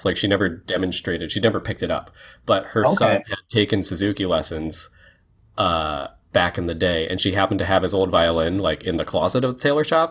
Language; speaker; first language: English; native; English